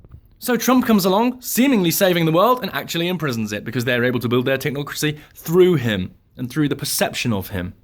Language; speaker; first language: English; native; English